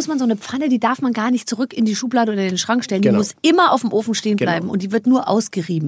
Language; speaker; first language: German; native; German